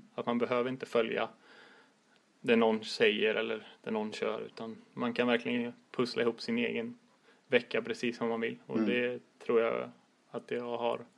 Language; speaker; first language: Swedish; native; Swedish